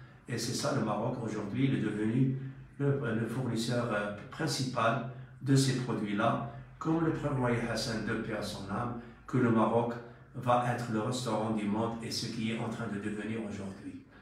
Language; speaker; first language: French; non-native, local second language; Arabic